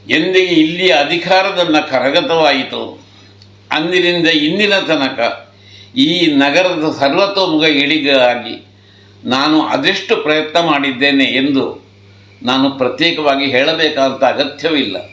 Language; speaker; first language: Kannada; native; Kannada